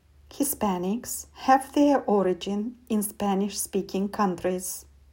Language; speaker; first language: English; non-native, fluent; Romanian